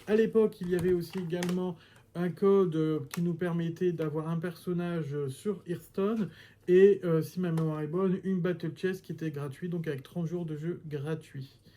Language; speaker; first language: French; native; French